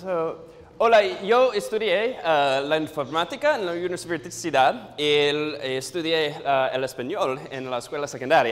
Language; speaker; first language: Spanish; non-native, learner; English